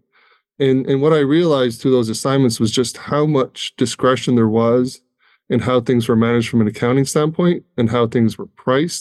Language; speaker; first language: English; native; English